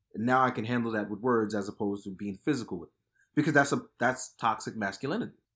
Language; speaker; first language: English; native; English